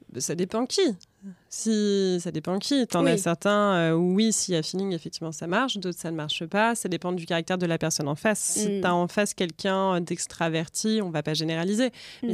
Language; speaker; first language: French; native; French